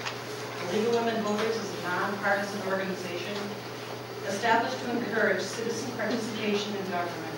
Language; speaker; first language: English; native; English